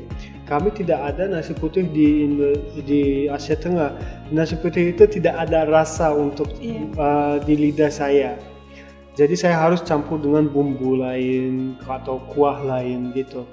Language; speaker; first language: Indonesian; non-native, fluent; Turkmen